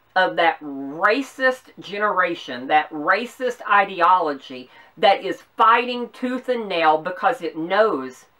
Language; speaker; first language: English; native; English